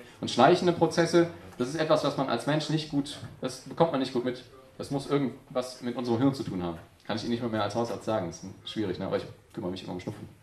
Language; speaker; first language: German; native; German